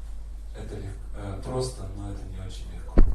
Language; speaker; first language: Russian; native; Russian